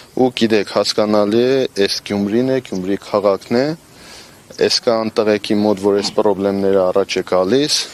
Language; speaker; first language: Armenian; native; Armenian